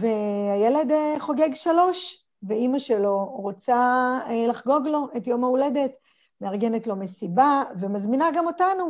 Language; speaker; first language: Hebrew; native; Hebrew